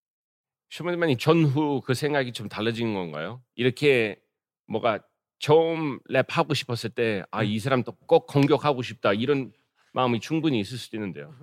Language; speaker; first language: Korean; non-native, fluent; English